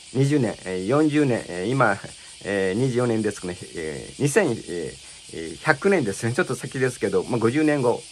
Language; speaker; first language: Japanese; non-native, fluent; Chinese